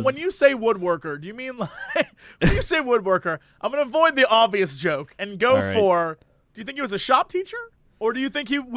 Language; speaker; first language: English; native; English